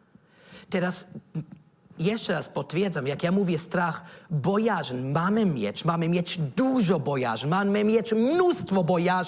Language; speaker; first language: Polish; non-native, learner; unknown